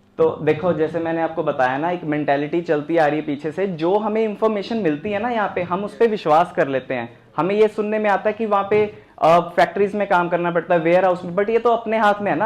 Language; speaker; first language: Hindi; native; Hindi